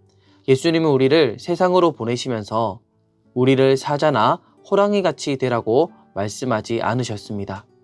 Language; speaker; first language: Korean; native; Korean